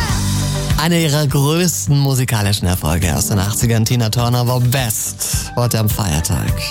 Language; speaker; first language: German; native; German